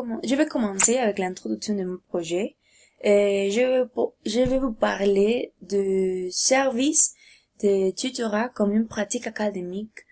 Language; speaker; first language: French; non-native, learner; Spanish